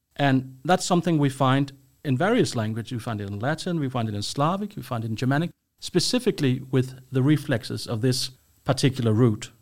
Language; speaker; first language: English; non-native, fluent; Danish